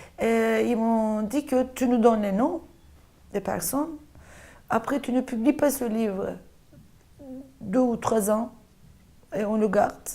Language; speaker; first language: French; non-native, fluent; Turkish